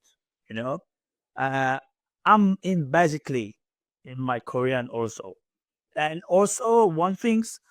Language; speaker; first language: English; non-native, learner; French